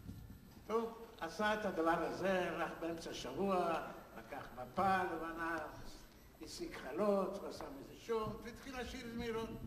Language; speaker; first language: Hebrew; non-native, fluent; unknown